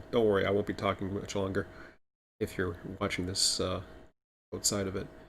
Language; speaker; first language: English; native; English